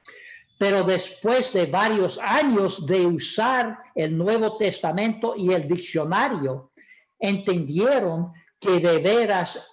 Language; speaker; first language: Spanish; non-native, fluent; English